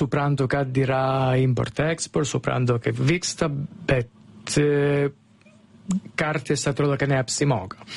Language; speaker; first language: Lithuanian; non-native, learner; Italian